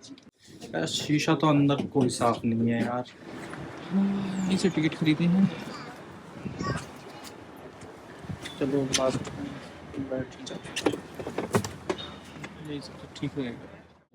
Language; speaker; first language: Hindi; native; Hindi